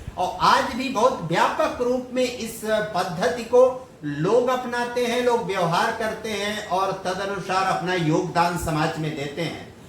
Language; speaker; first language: Hindi; native; Hindi